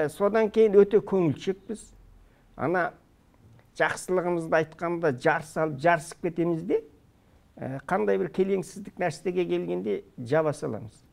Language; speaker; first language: Kazakh; early bilingual, heritage; Kazakh